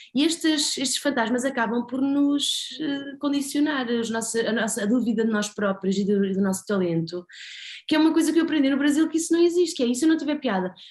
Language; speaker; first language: Portuguese; native; Portuguese